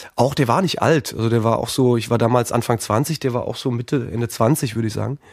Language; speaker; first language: German; native; German